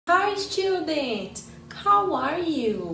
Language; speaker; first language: English; non-native, fluent; Portuguese